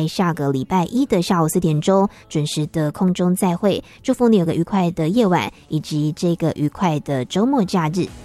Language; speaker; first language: Chinese; native; Chinese